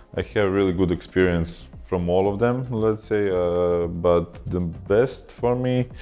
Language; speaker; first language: English; non-native, fluent; Croatian